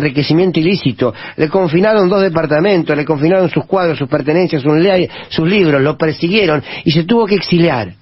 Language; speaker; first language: Spanish; native; Spanish